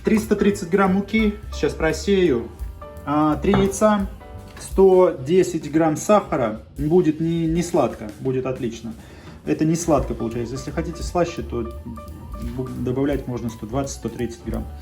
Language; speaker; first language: Russian; native; Russian